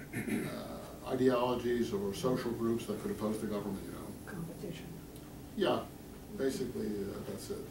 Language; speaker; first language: English; native; English